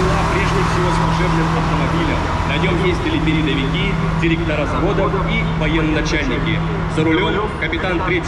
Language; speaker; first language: Russian; native; Russian